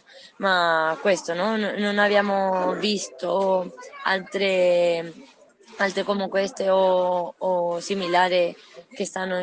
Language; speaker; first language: Italian; non-native, learner; Spanish